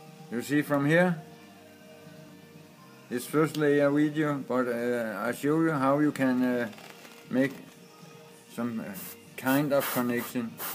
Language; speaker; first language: English; non-native, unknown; Danish